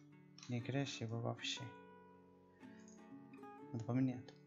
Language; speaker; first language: Russian; non-native, learner; Spanish